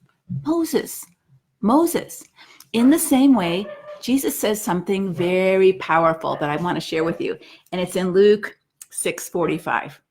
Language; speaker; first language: English; native; English